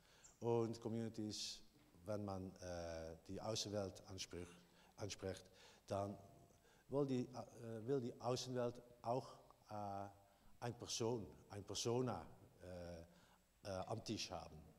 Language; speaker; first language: German; non-native, learner; Dutch